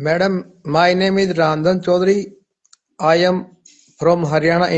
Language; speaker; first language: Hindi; native; Hindi